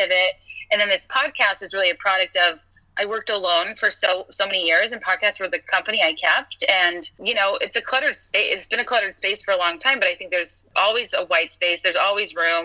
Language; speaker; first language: English; native; English